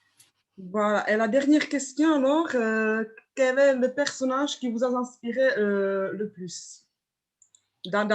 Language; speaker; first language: French; non-native, fluent; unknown